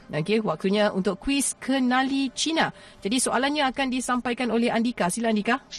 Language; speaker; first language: Malay; native; Malay